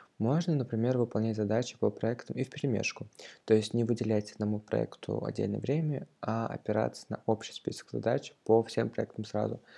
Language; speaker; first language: Russian; native; Russian